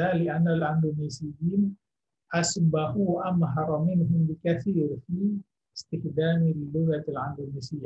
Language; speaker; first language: Arabic; non-native, fluent; Indonesian